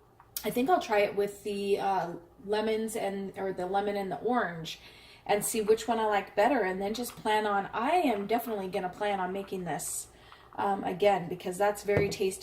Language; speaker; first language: English; native; English